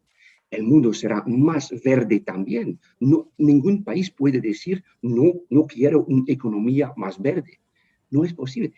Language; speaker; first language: Spanish; non-native, fluent; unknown